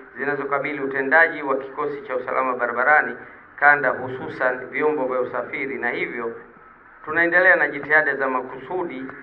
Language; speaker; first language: Swahili; native; Swahili